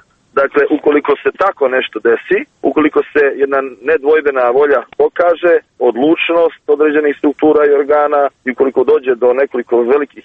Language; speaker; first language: Serbian; native; Serbian